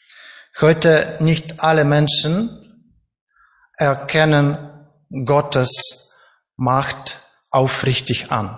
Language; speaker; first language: German; non-native, learner; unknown